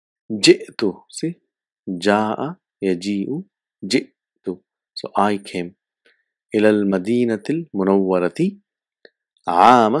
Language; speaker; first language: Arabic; non-native, fluent; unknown